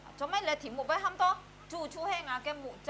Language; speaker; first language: Chinese; early bilingual, heritage; Hakka Chinese